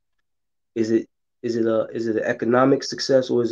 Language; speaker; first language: English; native; English